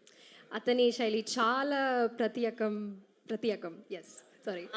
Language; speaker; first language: Telugu; non-native, learner; Malayalam